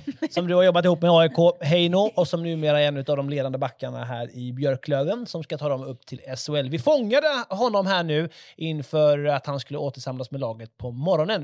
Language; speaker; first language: Swedish; native; Swedish